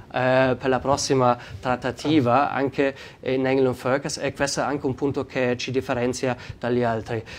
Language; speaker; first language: Italian; non-native, fluent; German